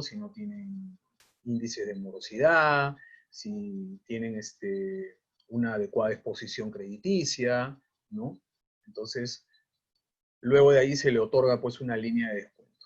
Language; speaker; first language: Spanish; native; Spanish